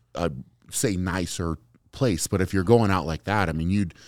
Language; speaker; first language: English; native; English